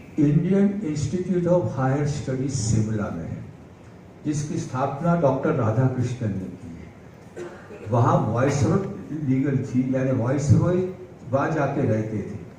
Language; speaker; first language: Hindi; non-native, local second language; Gujarati